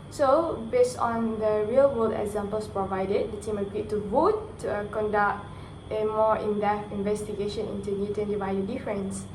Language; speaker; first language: English; non-native, local second language; Malay